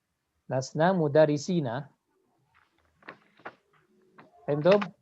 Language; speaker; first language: Arabic; non-native, fluent; Indonesian